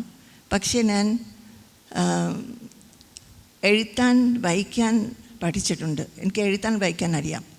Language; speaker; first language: Malayalam; non-native, fluent; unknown